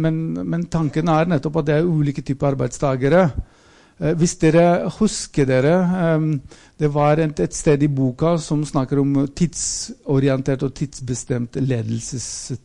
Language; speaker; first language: Norwegian; non-native, fluent; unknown